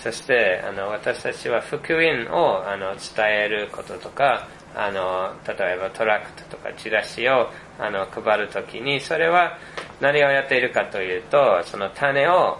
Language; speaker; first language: Japanese; non-native, fluent; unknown